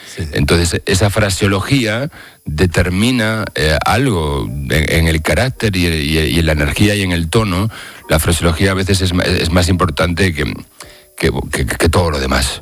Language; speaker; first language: Spanish; native; Spanish